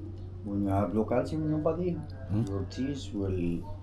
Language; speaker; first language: English; non-native, learner; Arabic